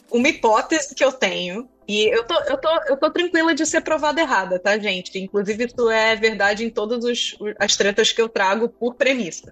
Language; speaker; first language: Portuguese; native; Portuguese